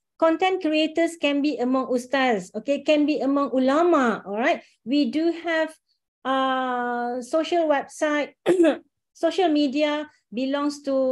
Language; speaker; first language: English; non-native, local second language; Malay